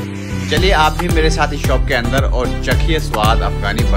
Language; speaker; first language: Hindi; native; Hindi